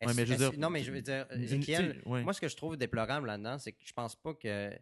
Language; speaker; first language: French; native; French